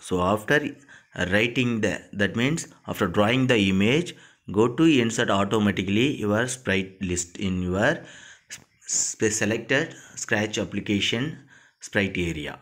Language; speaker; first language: English; non-native, local second language; Tamil